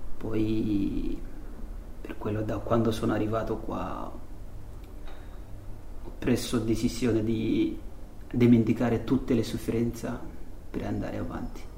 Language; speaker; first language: Italian; non-native, learner; Fula